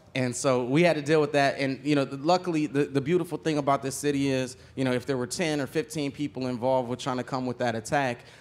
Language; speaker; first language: English; native; English